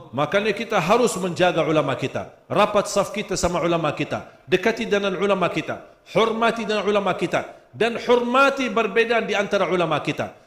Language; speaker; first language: Malay; non-native, fluent; Arabic